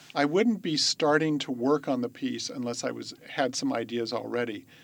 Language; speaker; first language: English; native; English